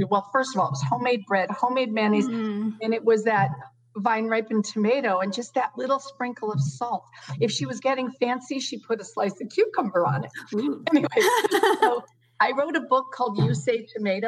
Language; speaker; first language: English; native; English